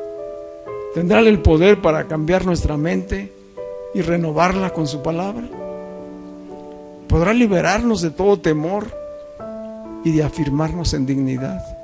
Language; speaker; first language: Spanish; native; Spanish